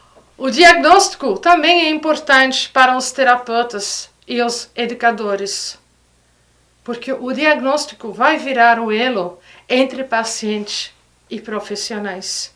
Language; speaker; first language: Portuguese; non-native, fluent; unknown